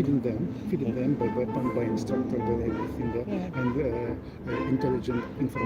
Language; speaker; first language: English; non-native, learner; Ukrainian